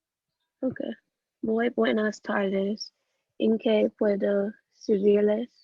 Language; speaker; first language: Spanish; non-native, learner; English